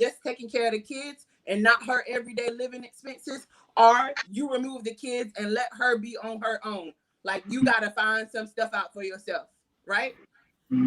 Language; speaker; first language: English; native; English